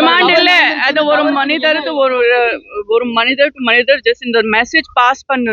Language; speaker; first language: Tamil; non-native, learner; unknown